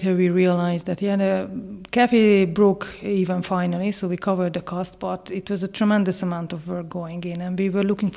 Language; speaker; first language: English; non-native, fluent; Hungarian